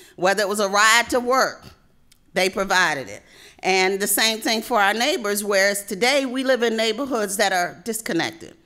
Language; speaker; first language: English; native; English